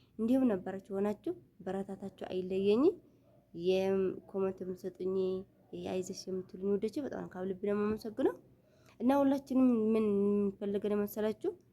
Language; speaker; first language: Amharic; non-native, local second language; Tigrinya